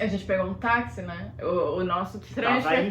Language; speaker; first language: Portuguese; native; Portuguese